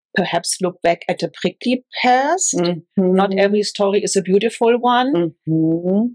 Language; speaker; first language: English; non-native, fluent; German